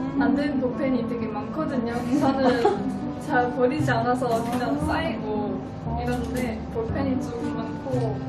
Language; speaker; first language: Korean; non-native, fluent; French